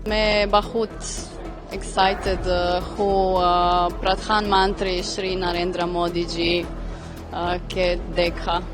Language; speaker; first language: Hindi; non-native, learner; Croatian